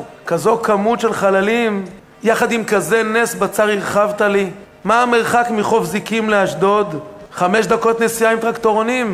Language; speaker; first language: Hebrew; native; Hebrew